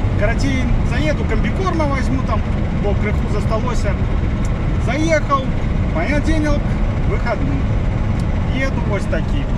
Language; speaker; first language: Belarusian; native; Belarusian